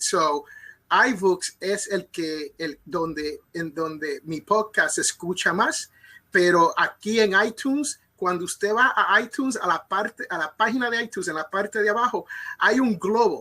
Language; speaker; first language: Spanish; early bilingual, other home language; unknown